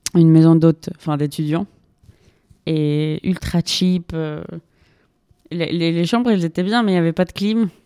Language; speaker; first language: French; non-native, fluent; Spanish